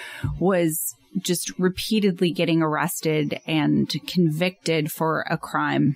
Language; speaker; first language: English; native; English